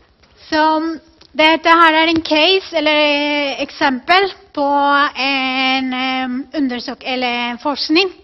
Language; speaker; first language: Norwegian; non-native, fluent; Spanish